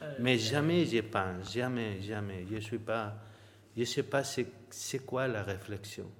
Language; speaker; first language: French; non-native, learner; Spanish